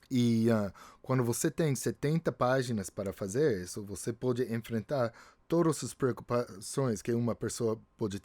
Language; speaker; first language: Portuguese; non-native, fluent; English